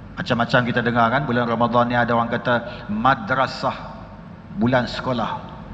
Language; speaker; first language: Malay; native; Malay